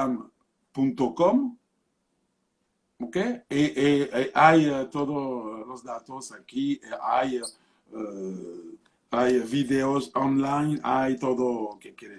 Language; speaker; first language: Spanish; non-native, fluent; French